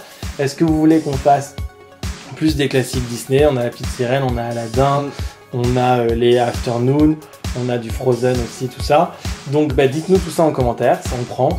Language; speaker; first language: French; native; French